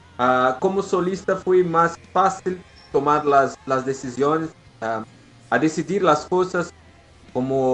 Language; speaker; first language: Spanish; non-native, learner; Portuguese